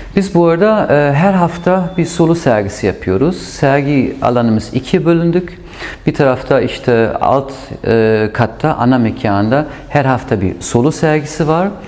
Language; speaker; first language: Turkish; non-native, fluent; German